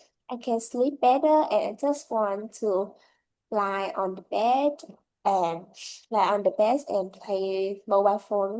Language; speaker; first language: English; non-native, learner; Vietnamese